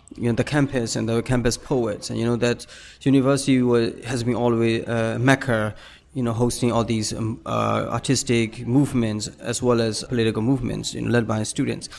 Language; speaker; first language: English; non-native, fluent; Burmese